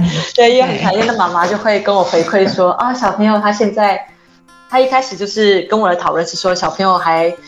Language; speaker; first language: Chinese; native; Chinese